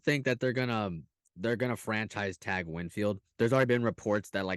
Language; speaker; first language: English; native; English